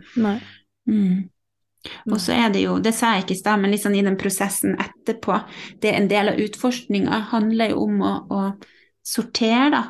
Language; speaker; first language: Norwegian; native; Norwegian